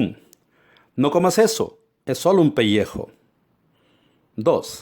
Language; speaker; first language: Spanish; non-native, fluent; Portuguese